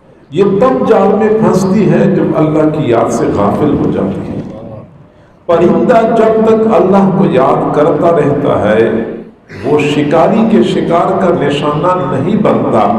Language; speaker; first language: Urdu; native; Urdu